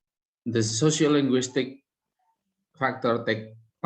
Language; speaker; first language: English; non-native, fluent; Indonesian